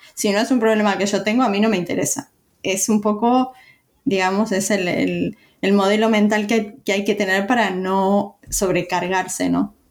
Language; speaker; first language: Spanish; native; Spanish